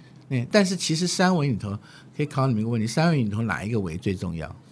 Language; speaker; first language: Chinese; native; Chinese